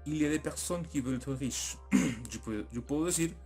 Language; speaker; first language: French; non-native, fluent; Spanish